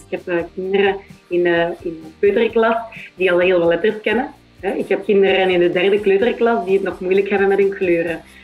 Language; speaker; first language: Dutch; native; Dutch